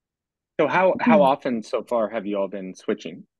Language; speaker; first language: English; native; English